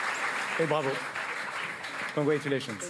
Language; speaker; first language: French; native; French